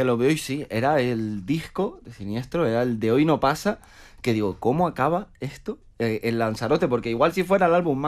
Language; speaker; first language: Spanish; native; Spanish